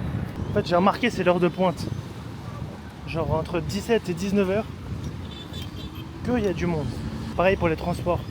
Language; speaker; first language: French; native; French